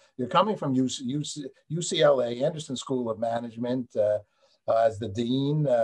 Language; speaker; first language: English; native; English